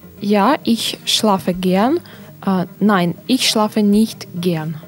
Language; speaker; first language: German; non-native, learner; Russian